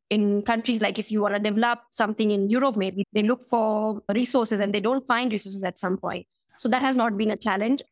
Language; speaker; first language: English; non-native, local second language; Hindi